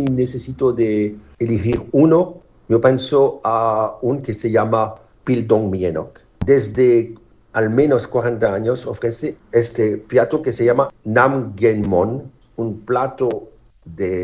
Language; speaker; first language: Spanish; non-native, learner; French